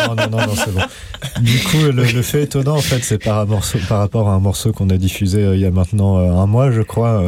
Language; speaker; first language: French; native; French